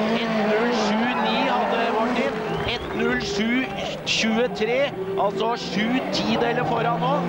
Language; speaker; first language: Norwegian; native; Norwegian